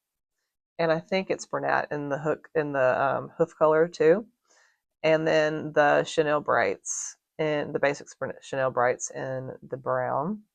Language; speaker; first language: English; native; English